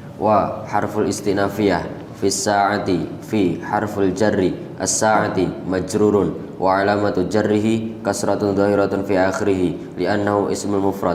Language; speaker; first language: Arabic; non-native, learner; Indonesian